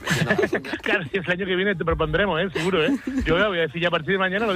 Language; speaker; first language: Spanish; native; Spanish